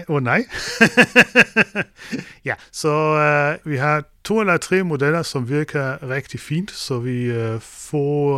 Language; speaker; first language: Danish; non-native, fluent; German